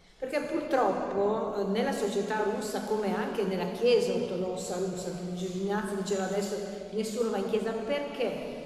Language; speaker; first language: Italian; native; Italian